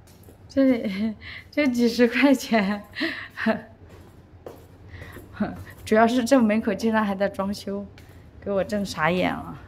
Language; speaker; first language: Chinese; native; Chinese